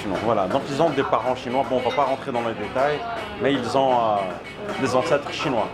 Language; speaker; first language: French; native; French